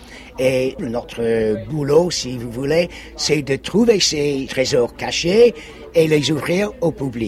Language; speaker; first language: French; non-native, fluent; English